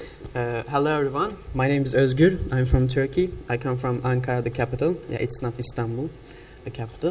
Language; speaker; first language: English; non-native, fluent; Turkish